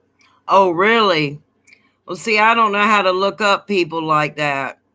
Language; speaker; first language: English; native; English